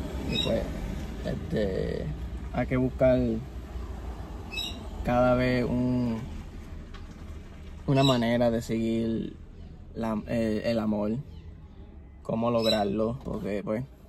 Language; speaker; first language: Spanish; native; Spanish